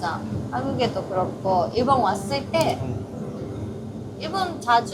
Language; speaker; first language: Korean; non-native, learner; Japanese